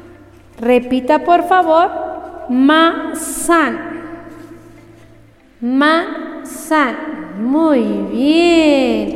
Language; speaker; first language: Spanish; non-native, local second language; Kaqchikel